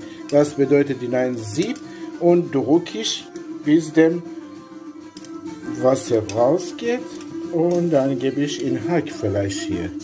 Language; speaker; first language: German; non-native, learner; Persian